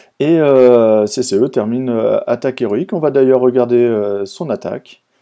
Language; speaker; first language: French; native; French